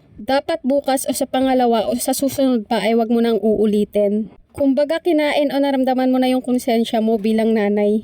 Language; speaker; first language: Filipino; native; Filipino